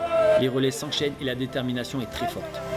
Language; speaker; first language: French; native; French